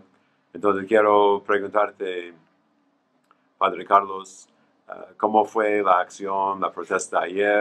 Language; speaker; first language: Spanish; non-native, fluent; English